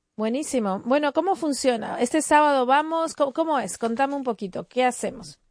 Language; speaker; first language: Spanish; native; Spanish